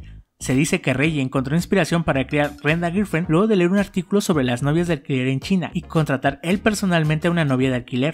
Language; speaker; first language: Spanish; native; Spanish